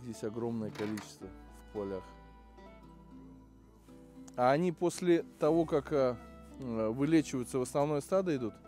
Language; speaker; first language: Russian; native; Russian